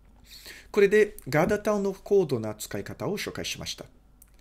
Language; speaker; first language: Japanese; non-native, fluent; Portuguese